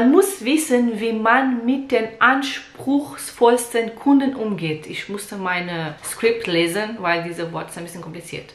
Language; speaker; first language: German; non-native, learner; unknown